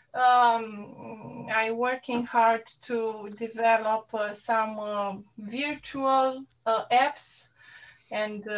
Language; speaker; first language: English; non-native, fluent; Romanian